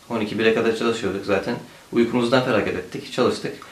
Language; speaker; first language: Turkish; early bilingual, heritage; Turkish